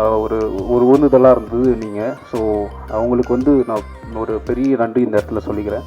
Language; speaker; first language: Tamil; native; Tamil